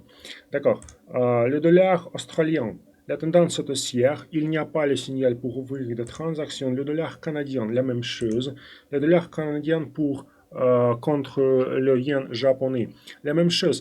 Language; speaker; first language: French; non-native, fluent; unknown